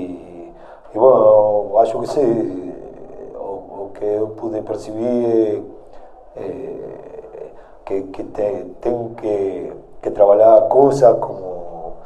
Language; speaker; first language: Portuguese; non-native, fluent; Spanish